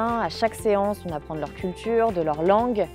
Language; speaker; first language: French; native; French